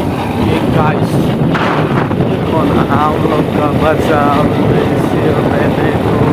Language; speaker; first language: Hindi; non-native, local second language; Bodo